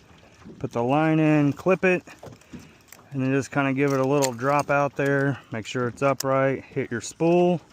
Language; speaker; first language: English; native; English